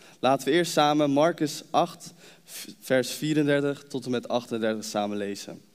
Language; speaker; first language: Dutch; native; Dutch